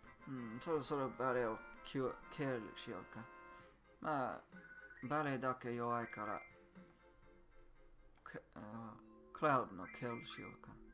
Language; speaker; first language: Japanese; non-native, learner; English